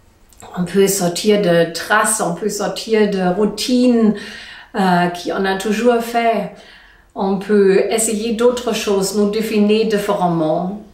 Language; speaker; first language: French; non-native, learner; German